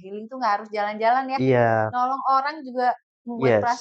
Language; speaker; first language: Indonesian; native; Indonesian